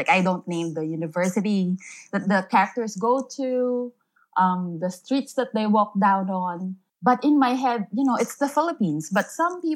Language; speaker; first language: English; non-native, local second language; Filipino